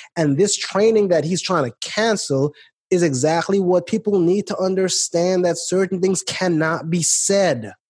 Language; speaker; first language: English; native; English